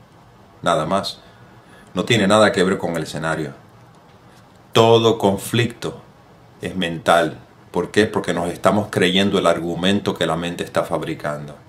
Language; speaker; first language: Spanish; native; Spanish